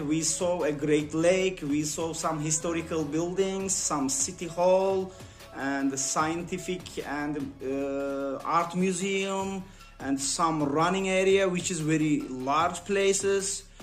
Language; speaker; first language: English; non-native, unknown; Turkish